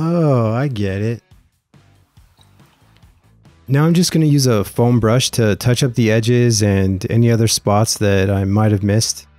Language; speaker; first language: English; native; English